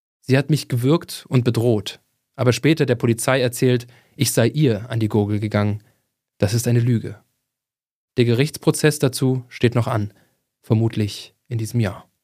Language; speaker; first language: German; native; German